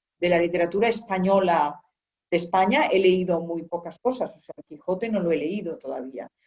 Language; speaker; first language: Spanish; early bilingual, heritage; Spanish